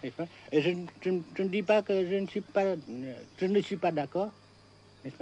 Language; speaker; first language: French; non-native, fluent; Vietnamese